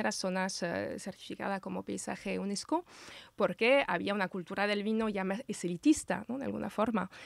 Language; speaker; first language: Spanish; non-native, fluent; French